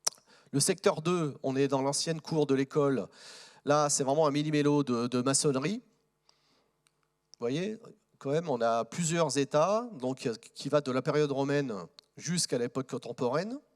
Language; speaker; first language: French; native; French